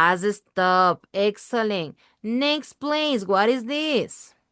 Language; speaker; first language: English; non-native, learner; Spanish